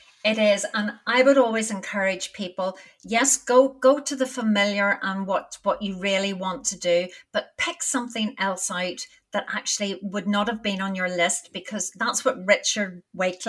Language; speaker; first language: English; native; English